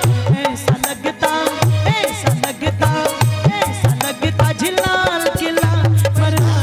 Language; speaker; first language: Hindi; native; Hindi